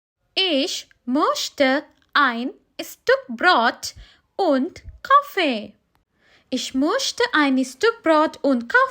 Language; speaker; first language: German; non-native, learner; Sinhala